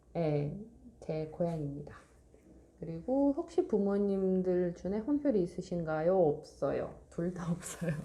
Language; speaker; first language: Korean; non-native, fluent; Russian